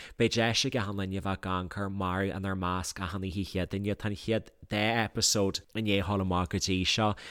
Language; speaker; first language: Irish; native; Irish